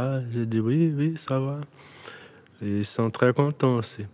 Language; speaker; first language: French; non-native, learner; Portuguese